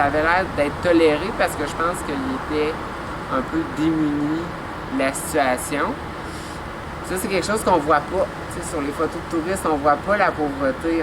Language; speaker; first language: French; native; French